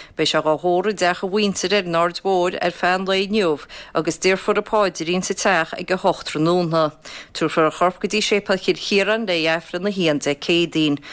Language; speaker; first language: Irish; native; Irish